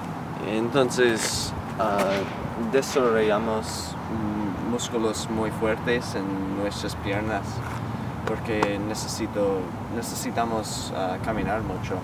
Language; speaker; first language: Spanish; non-native, learner; English